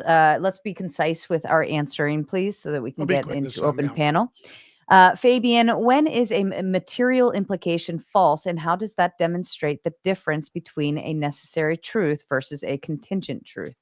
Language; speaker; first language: English; native; English